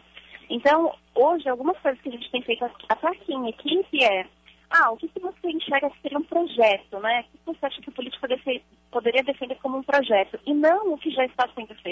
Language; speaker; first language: Portuguese; native; Portuguese